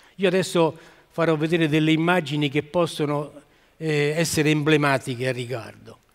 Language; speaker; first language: Italian; native; Italian